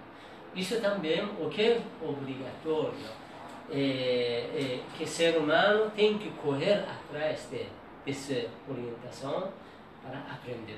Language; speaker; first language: Portuguese; non-native, learner; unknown